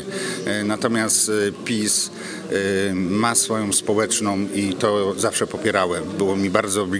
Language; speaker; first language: Polish; native; Polish